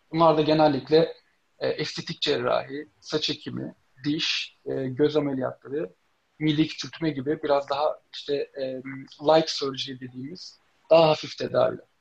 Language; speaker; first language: Turkish; native; Turkish